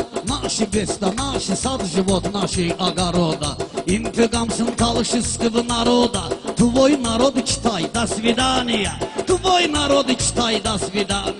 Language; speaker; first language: Russian; non-native, learner; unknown